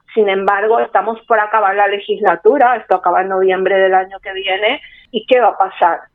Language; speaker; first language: Spanish; native; Spanish